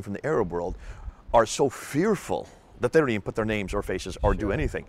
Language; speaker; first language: English; native; English